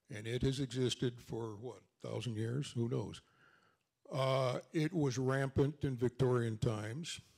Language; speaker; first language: English; native; English